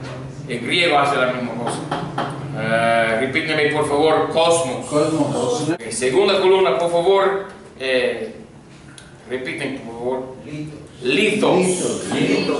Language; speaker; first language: Spanish; non-native, fluent; English